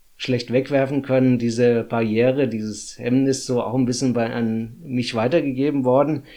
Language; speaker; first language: German; native; German